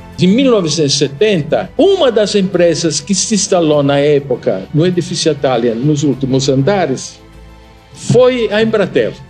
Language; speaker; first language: Portuguese; non-native, fluent; Italian